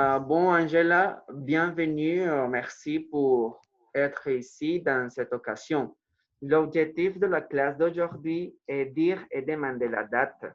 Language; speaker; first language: French; non-native, fluent; Spanish